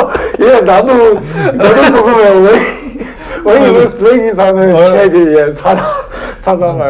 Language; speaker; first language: Korean; non-native, learner; Chinese